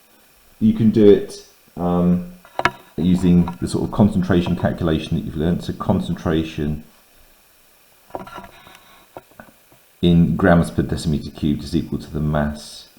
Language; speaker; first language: English; native; English